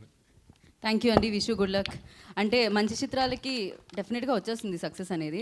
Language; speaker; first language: Telugu; native; Telugu